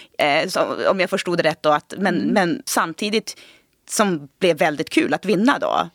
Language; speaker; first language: Swedish; early bilingual, other home language; Portuguese